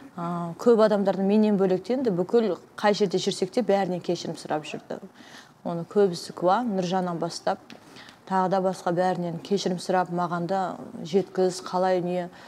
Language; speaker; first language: Kazakh; non-native, fluent; Uzbek